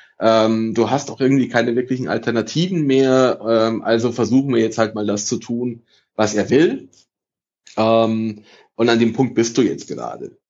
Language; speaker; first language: German; early bilingual, other home language; Italian